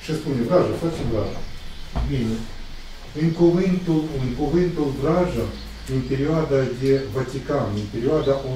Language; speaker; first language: Romanian; non-native, local second language; Russian